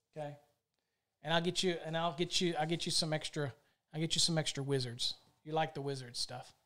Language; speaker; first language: English; native; English